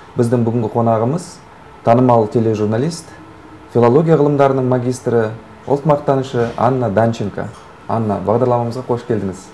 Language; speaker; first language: Kazakh; native; Kazakh